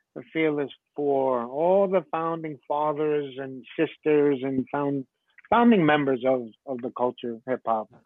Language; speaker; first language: English; early bilingual, other home language; Spanish